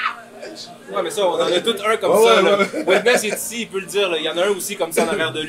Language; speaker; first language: French; native; French